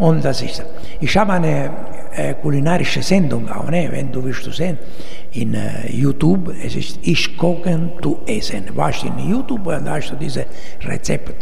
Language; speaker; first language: German; non-native, learner; Italian